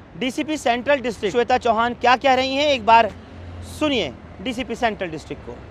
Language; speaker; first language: Hindi; native; Hindi